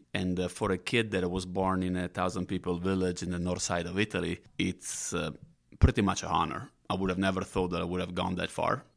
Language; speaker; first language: English; non-native, fluent; Italian